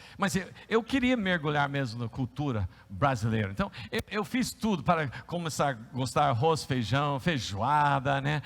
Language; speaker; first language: Portuguese; non-native, fluent; English